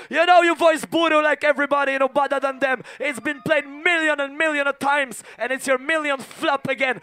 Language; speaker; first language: English; non-native, fluent; Polish